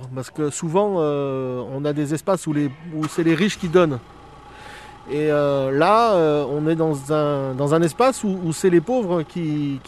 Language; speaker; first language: French; native; French